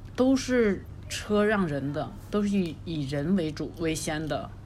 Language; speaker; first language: Chinese; native; Chinese